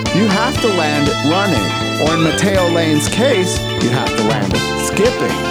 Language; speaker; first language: English; native; English